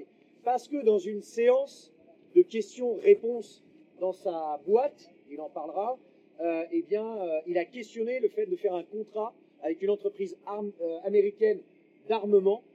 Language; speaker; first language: French; native; French